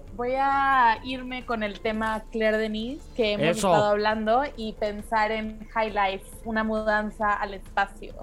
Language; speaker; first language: Spanish; native; Spanish